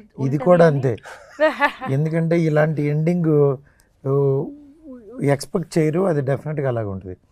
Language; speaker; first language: Telugu; native; Telugu